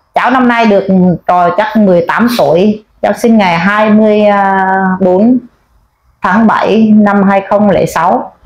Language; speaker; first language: Vietnamese; non-native, local second language; Eastern Cham